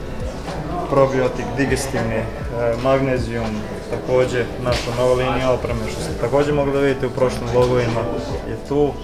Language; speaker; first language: Serbian; native; Serbian